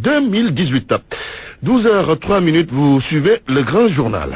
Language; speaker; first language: French; non-native, local second language; Wolof